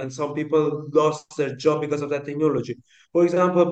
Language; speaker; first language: English; non-native, local second language; Persian